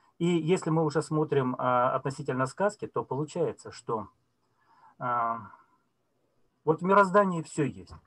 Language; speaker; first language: Russian; native; Russian